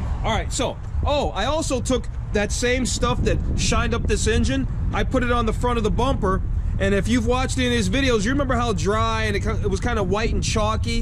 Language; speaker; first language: English; native; English